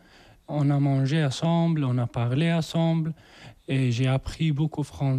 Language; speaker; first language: French; non-native, learner; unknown